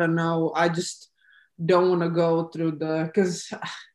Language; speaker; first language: English; non-native, fluent; Latvian